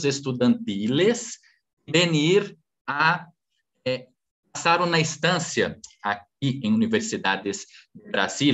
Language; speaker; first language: Spanish; non-native, fluent; Portuguese